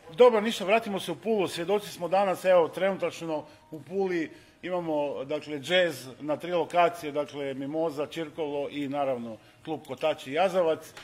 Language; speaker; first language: Croatian; native; Croatian